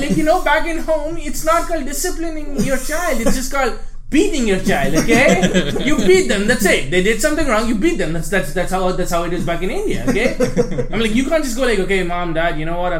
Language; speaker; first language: English; non-native, local second language; Hindi